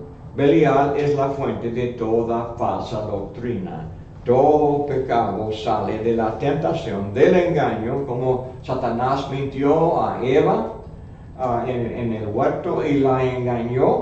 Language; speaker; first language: Spanish; non-native, fluent; English